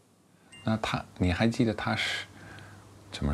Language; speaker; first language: Chinese; non-native, fluent; Dutch